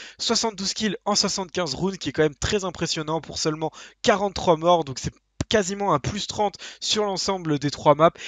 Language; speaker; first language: French; native; French